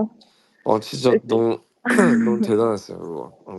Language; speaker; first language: Korean; early bilingual, heritage; Korean